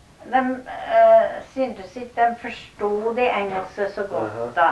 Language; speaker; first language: Norwegian; early bilingual, heritage; Norwegian